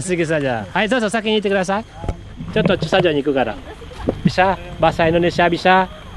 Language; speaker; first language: Japanese; non-native, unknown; Balinese